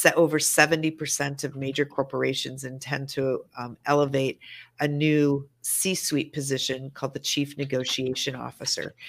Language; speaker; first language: English; native; English